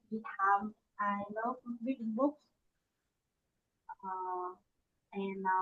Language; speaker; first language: English; non-native, learner; Vietnamese